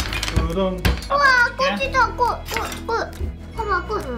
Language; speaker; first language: Korean; early bilingual, heritage; Korean